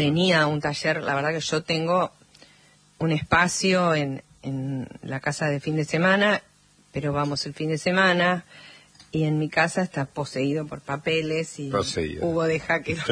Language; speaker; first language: Spanish; native; Spanish